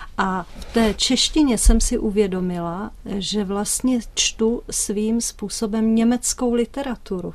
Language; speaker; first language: Czech; native; Czech